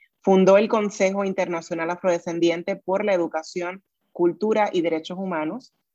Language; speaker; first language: Spanish; native; Spanish